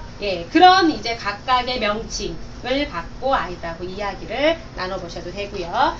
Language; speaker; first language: Korean; native; Korean